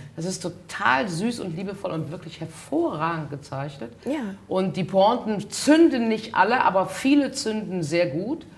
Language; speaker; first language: German; native; German